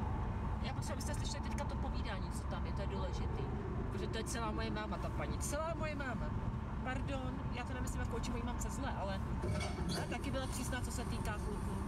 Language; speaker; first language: Czech; native; Czech